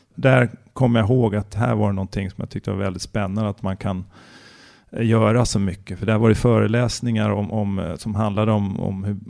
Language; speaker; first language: Swedish; native; Swedish